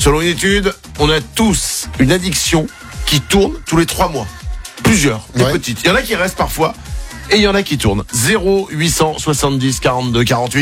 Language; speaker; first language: French; native; French